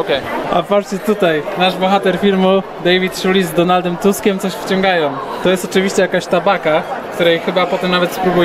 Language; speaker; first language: Polish; native; Polish